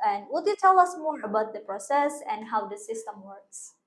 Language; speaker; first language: English; non-native, fluent; Indonesian